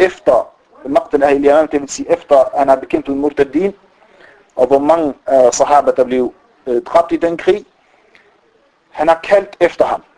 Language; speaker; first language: Danish; non-native, fluent; Arabic